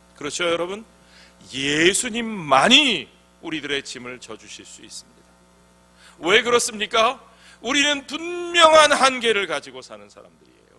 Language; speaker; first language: Korean; native; Korean